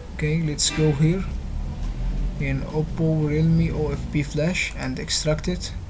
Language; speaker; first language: English; non-native, learner; Arabic